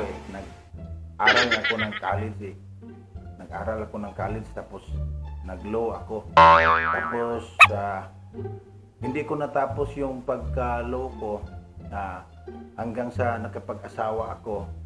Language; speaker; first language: Filipino; non-native, local second language; Cebuano